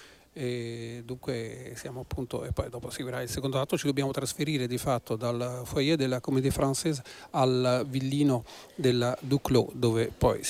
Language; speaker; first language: Italian; native; Italian